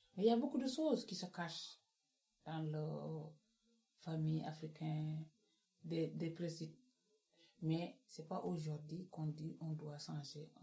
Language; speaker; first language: French; non-native, local second language; Wolof